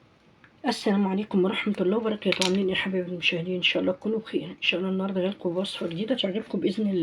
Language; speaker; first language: Arabic; native; Arabic